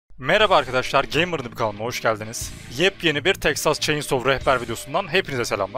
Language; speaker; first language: Turkish; native; Turkish